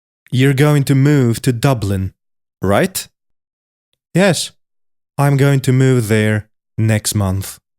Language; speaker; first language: English; non-native, fluent; Polish